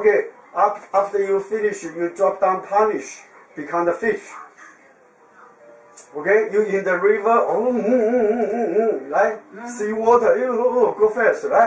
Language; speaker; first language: English; non-native, learner; Chinese